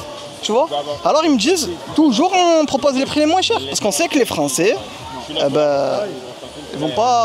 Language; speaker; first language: French; native; French